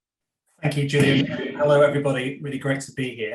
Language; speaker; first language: English; native; English